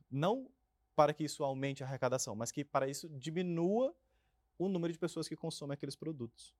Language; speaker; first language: Portuguese; native; Portuguese